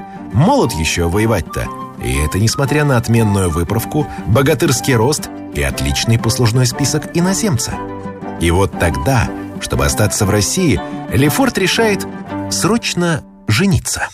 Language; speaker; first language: Russian; native; Russian